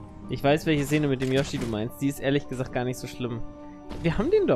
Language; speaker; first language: German; native; German